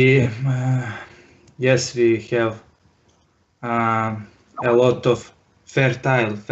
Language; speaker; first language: English; non-native, learner; Serbian